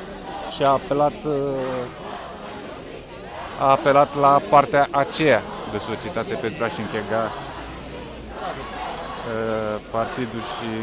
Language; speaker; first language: Romanian; native; Romanian